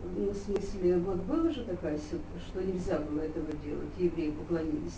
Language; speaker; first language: Russian; native; Russian